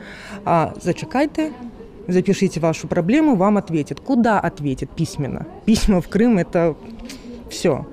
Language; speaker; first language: Russian; native; Russian